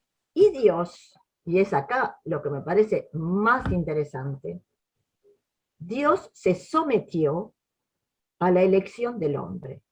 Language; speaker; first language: Spanish; native; Spanish